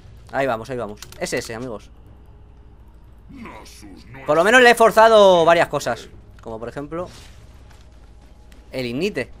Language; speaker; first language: Spanish; native; Spanish